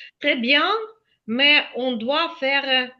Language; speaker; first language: French; non-native, fluent; Ukrainian